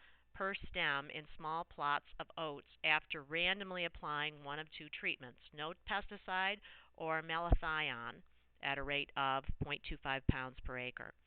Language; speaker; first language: English; native; English